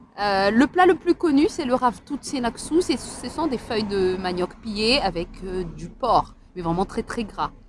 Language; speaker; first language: French; non-native, local second language; Malagasy